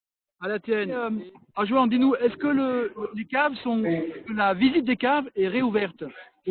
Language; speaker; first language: French; native; French